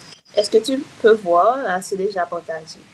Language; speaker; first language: French; non-native, local second language; Haitian Creole